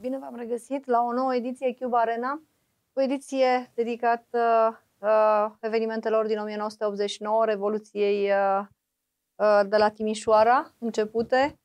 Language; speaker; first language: Romanian; native; Romanian